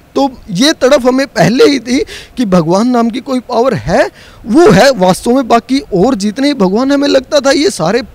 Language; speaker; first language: Hindi; native; Hindi